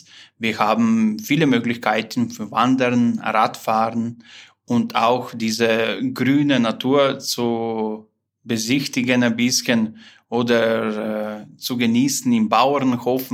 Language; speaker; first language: German; non-native, fluent; Slovenian